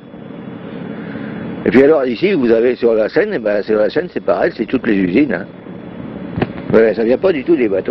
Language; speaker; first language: French; native; French